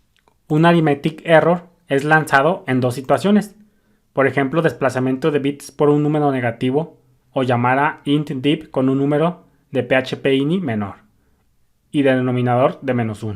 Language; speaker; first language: Spanish; native; Spanish